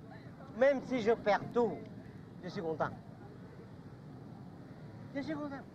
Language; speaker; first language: French; non-native, local second language; Vietnamese